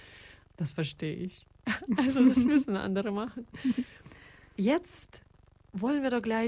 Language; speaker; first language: German; non-native, fluent; Russian